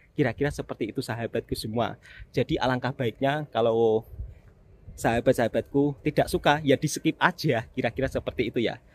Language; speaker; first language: Indonesian; native; Indonesian